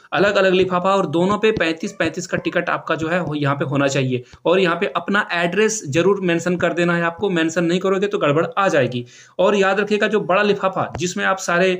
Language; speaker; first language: Hindi; native; Hindi